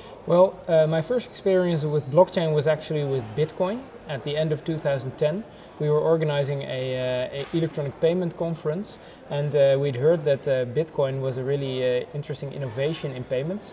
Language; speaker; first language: English; non-native, fluent; Dutch